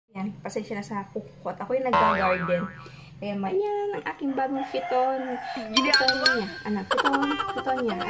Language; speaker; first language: Filipino; non-native, local second language; Iloko